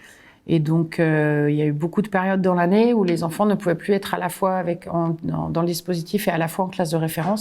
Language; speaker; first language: French; native; French